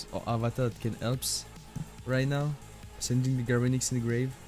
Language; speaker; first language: English; non-native, fluent; French